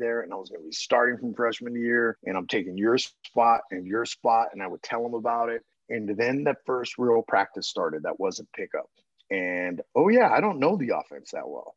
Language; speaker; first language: English; native; English